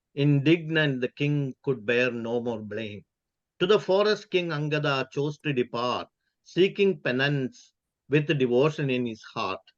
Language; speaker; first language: English; non-native, local second language; Malayalam